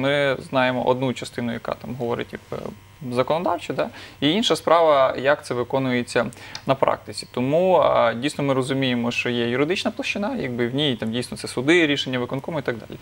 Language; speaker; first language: Ukrainian; native; Ukrainian